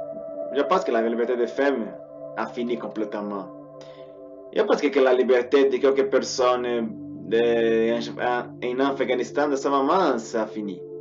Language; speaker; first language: French; non-native, learner; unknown